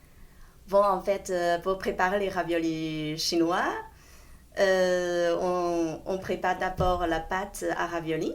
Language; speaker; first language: French; non-native, fluent; Chinese